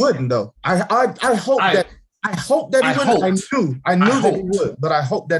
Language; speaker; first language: English; native; English